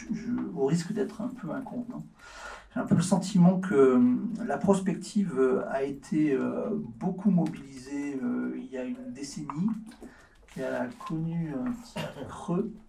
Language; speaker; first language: French; native; French